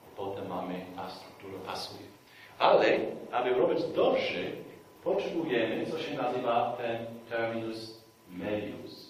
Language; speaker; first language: Polish; non-native, fluent; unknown